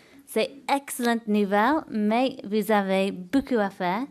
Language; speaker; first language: French; non-native, fluent; English